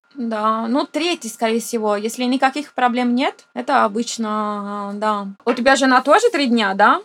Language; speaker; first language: Russian; non-native, fluent; Italian